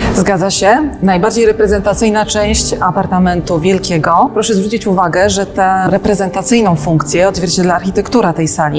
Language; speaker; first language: Polish; native; Polish